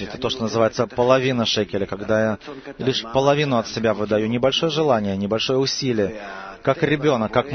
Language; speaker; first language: Russian; native; Russian